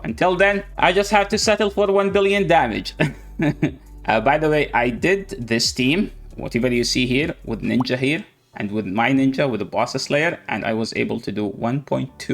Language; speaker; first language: English; non-native, fluent; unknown